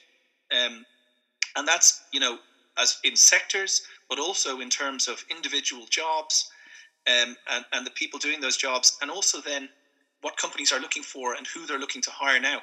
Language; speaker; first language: English; native; English